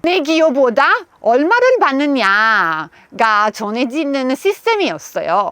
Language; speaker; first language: Korean; non-native, fluent; Italian